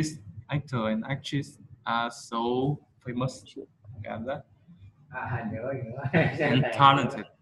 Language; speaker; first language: English; non-native, fluent; Vietnamese